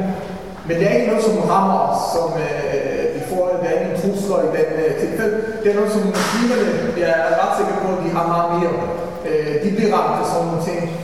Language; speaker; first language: Danish; non-native, fluent; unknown